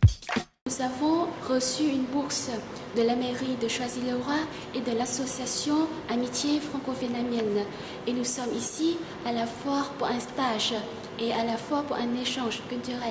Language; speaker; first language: French; non-native, fluent; Vietnamese